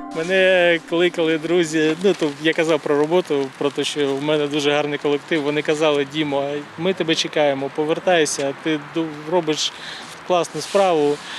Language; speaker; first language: Ukrainian; native; Ukrainian